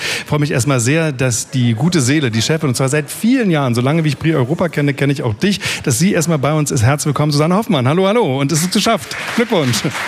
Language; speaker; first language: German; native; German